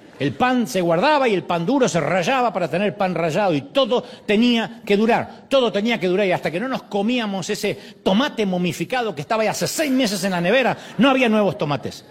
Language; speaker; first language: Spanish; native; Spanish